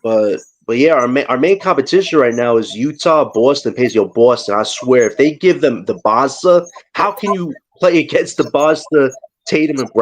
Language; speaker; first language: English; native; English